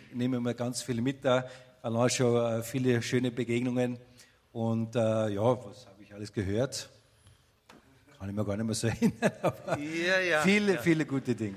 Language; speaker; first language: German; native; German